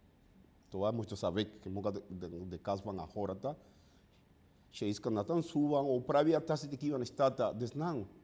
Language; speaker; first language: Bulgarian; non-native, learner; Spanish